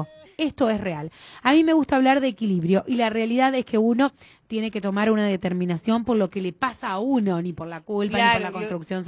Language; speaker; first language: Spanish; native; Spanish